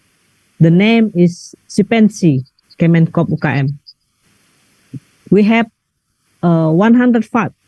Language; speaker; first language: English; non-native, learner; Indonesian